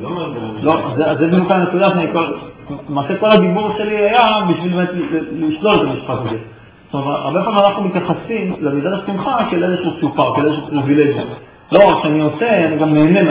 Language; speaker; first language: Hebrew; native; Hebrew